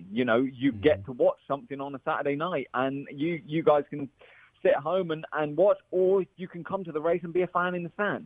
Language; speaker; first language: English; native; English